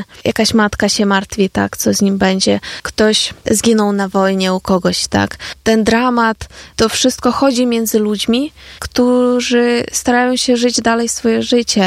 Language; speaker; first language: Polish; non-native, fluent; Ukrainian